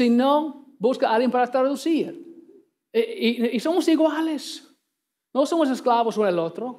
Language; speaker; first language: Spanish; non-native, learner; English